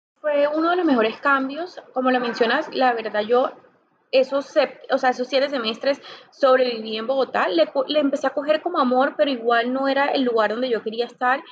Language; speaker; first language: Spanish; native; Spanish